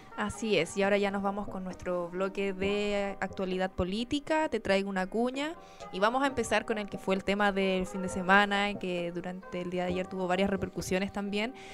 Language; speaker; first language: Spanish; native; Spanish